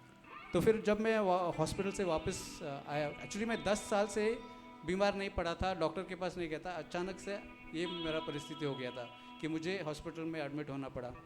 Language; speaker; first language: Hindi; non-native, local second language; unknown